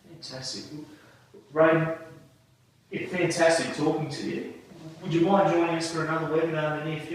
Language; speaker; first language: English; native; English